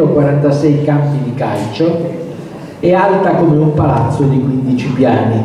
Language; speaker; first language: Italian; native; Italian